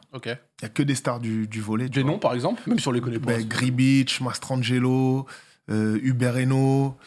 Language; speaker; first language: French; native; French